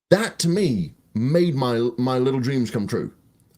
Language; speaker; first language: English; native; English